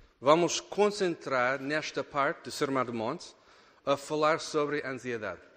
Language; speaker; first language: Portuguese; non-native, fluent; English